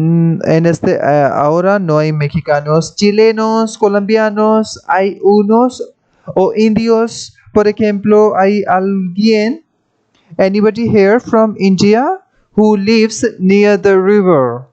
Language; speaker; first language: Spanish; non-native, fluent; Hindi